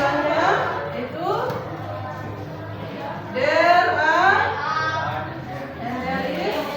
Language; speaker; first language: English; non-native, learner; Indonesian